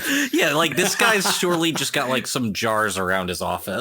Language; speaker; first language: English; native; English